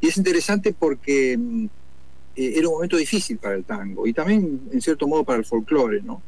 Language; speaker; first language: Spanish; native; Spanish